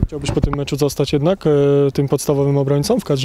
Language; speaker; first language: Polish; native; Polish